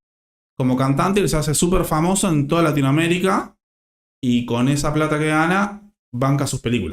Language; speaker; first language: Spanish; native; Spanish